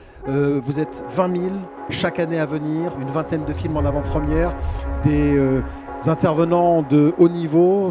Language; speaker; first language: French; native; French